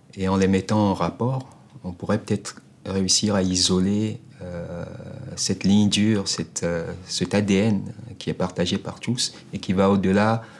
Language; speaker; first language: French; non-native, local second language; Ewe